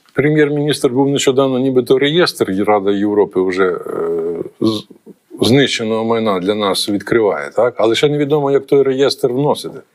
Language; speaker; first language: Ukrainian; native; Ukrainian